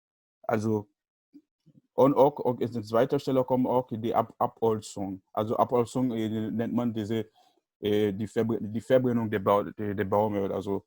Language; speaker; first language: German; non-native, learner; Haitian Creole